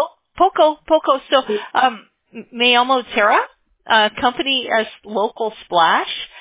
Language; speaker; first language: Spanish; non-native, learner; English